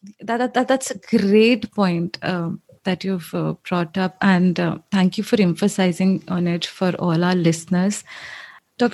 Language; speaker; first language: English; non-native, local second language; Hindi